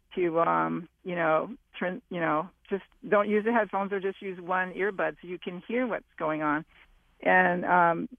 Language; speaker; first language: English; native; English